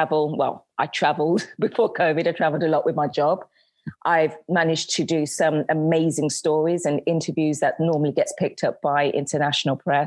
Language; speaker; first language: English; native; English